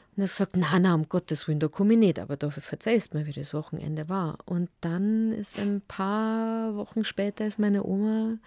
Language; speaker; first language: German; native; German